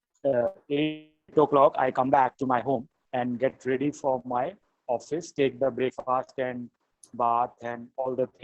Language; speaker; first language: English; non-native, learner; Hindi